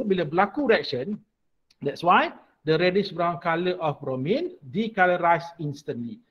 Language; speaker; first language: English; non-native, local second language; Malay